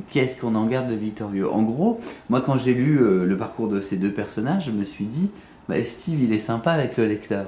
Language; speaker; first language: French; native; French